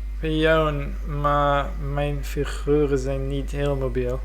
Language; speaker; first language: Dutch; non-native, fluent; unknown